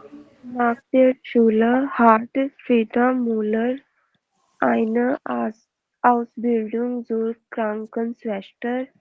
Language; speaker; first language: German; non-native, learner; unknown